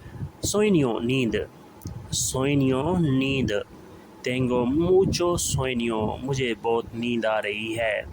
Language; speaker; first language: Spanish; non-native, learner; Urdu